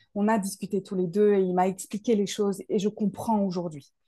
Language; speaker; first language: French; native; French